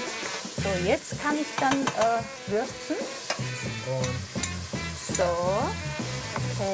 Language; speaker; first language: German; non-native, fluent; Mongolian